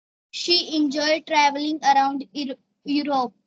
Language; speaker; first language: English; non-native, learner; Hindi